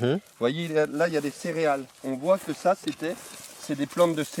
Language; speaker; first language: French; native; French